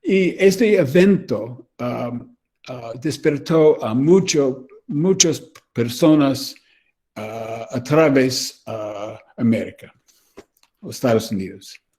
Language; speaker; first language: Spanish; non-native, learner; English